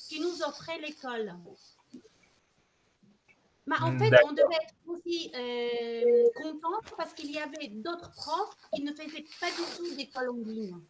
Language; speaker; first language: French; non-native, fluent; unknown